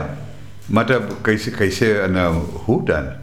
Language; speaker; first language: Dutch; non-native, local second language; Caribbean Hindustani